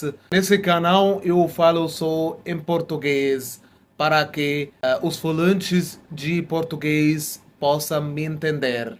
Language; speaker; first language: Portuguese; non-native, fluent; Arabic